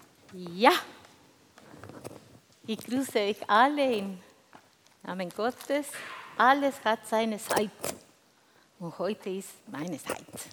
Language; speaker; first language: German; non-native, fluent; Spanish